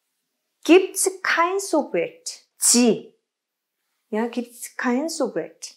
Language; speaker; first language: German; non-native, learner; Korean